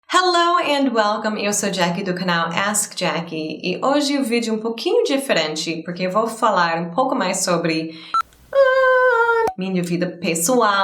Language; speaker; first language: Portuguese; non-native, fluent; English